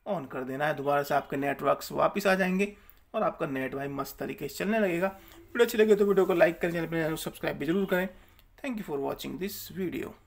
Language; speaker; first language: Hindi; native; Hindi